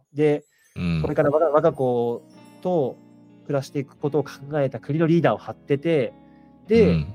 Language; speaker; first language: Japanese; native; Japanese